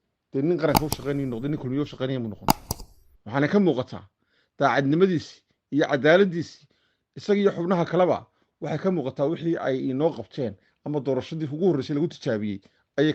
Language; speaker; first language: Somali; native; Somali